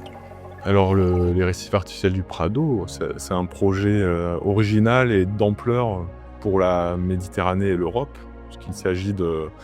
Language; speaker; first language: French; native; French